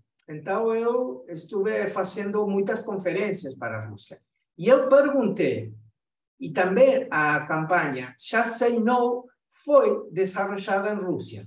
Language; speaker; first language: Portuguese; non-native, fluent; Spanish